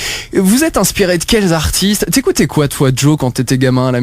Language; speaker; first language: French; native; French